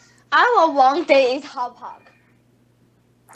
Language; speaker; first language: English; non-native, learner; Chinese